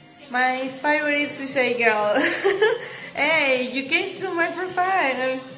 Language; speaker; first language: English; non-native, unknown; Spanish